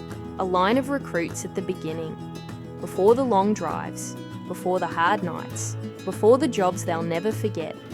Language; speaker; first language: English; native; English